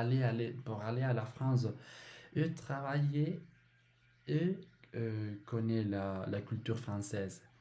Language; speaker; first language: French; non-native, learner; Spanish